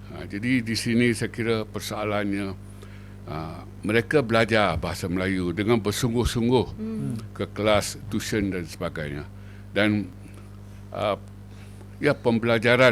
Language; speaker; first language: Malay; native; Malay